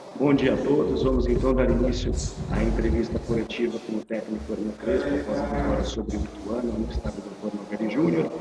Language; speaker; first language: Portuguese; native; Portuguese